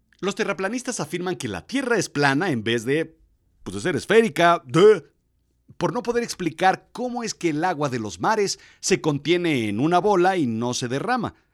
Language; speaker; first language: Spanish; native; Spanish